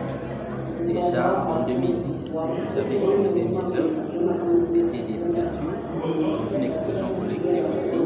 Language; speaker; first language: French; non-native, local second language; Lingala